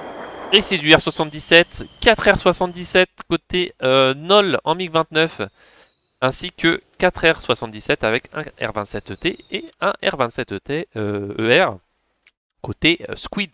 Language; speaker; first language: French; native; French